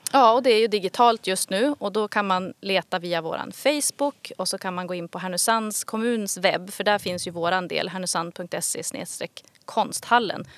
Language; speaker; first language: Swedish; native; Swedish